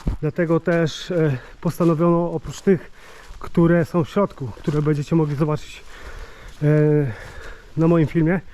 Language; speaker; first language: Polish; native; Polish